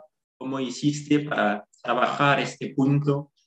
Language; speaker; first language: Spanish; non-native, fluent; French